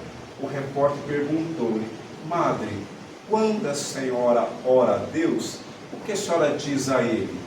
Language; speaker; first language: Portuguese; native; Portuguese